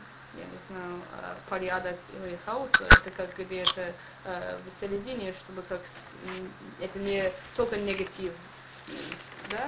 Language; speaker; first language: Russian; non-native, learner; English